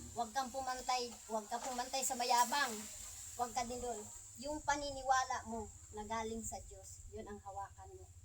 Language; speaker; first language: Filipino; non-native, local second language; Cebuano